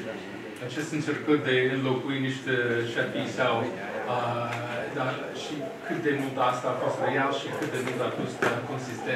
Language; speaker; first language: Romanian; non-native, fluent; English